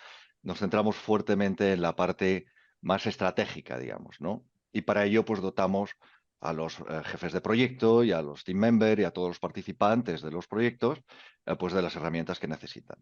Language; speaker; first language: Spanish; native; Spanish